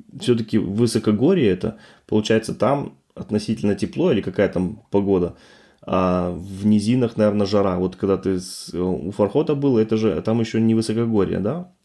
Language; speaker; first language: Russian; native; Russian